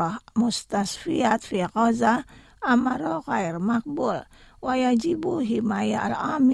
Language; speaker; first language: Arabic; non-native, fluent; Indonesian